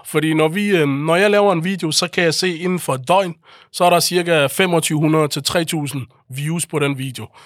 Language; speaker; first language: Danish; early bilingual, other home language; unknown